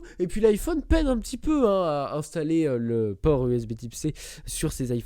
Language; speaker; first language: French; native; French